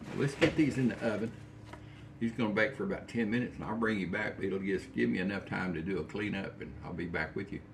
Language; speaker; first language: English; native; English